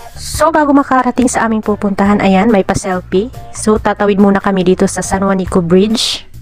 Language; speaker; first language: Filipino; non-native, local second language; Waray